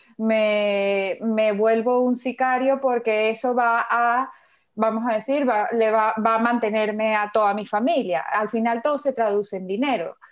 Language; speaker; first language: Spanish; native; Spanish